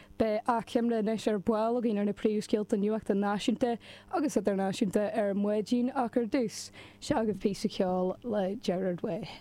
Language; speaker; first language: Irish; native; Irish